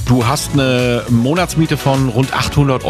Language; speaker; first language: German; native; German